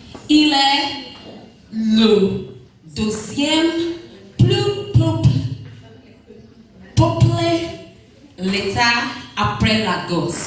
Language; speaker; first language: French; non-native, learner; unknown